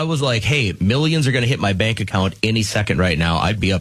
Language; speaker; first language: English; native; English